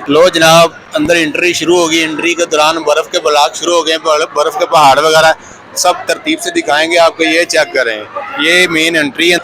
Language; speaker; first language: Urdu; non-native, local second language; Punjabi